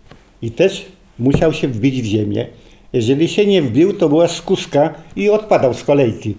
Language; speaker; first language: Polish; native; Polish